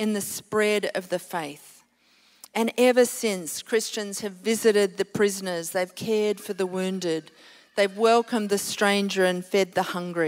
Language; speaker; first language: English; native; English